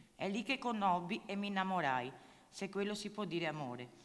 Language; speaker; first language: Italian; native; Italian